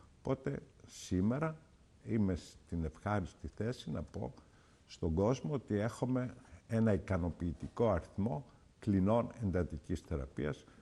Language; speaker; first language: Greek; early bilingual, heritage; Greek